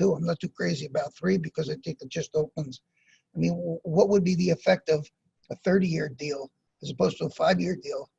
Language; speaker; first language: English; native; English